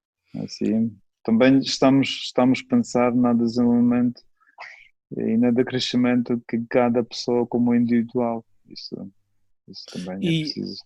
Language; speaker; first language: Portuguese; non-native, fluent; Ukrainian